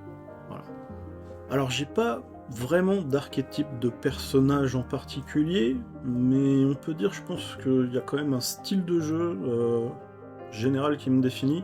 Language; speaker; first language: French; native; French